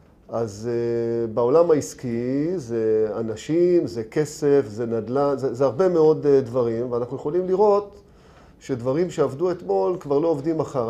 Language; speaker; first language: Hebrew; native; Hebrew